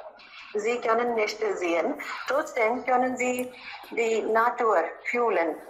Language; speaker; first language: German; non-native, learner; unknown